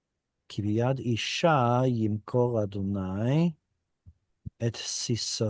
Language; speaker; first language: Hebrew; non-native, fluent; English